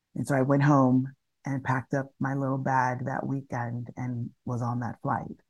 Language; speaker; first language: English; native; English